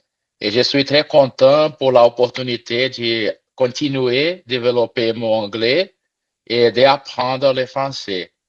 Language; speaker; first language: French; non-native, learner; Portuguese